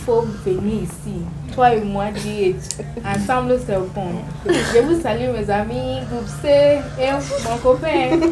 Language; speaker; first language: French; non-native, learner; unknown